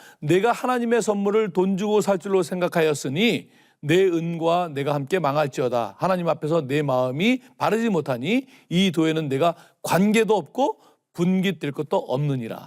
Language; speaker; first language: Korean; native; Korean